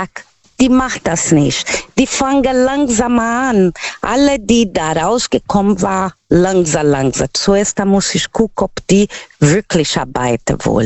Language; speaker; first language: German; non-native, learner; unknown